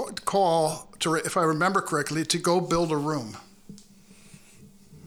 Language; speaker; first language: English; native; English